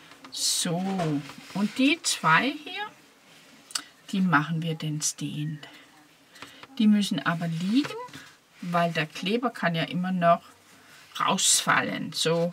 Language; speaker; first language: German; non-native, fluent; Danish